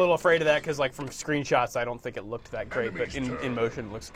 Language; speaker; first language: English; native; English